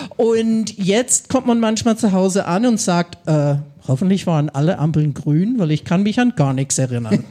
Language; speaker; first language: German; non-native, fluent; English